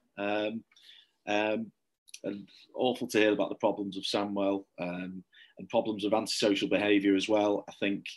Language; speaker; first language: English; native; English